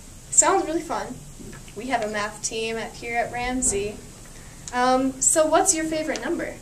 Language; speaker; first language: English; native; English